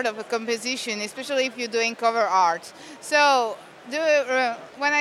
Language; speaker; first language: English; non-native, fluent; French